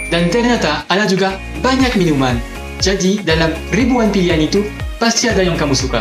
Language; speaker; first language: Indonesian; non-native, fluent; French